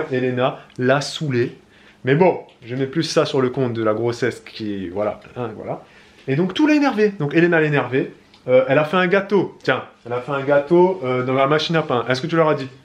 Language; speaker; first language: French; native; French